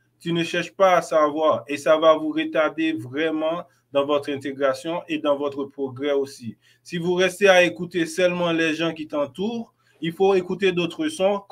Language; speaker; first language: French; non-native, local second language; Haitian Creole